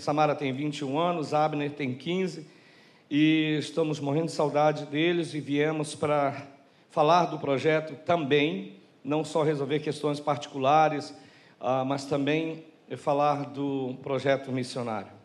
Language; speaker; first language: Portuguese; native; Portuguese